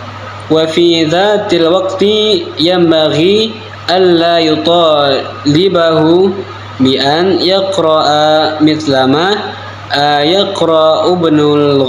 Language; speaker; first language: Arabic; non-native, learner; Indonesian